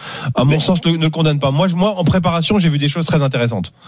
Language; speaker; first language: French; native; French